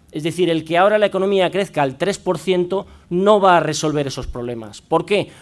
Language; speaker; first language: Spanish; native; Spanish